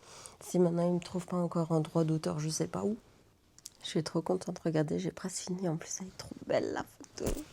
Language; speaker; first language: French; native; French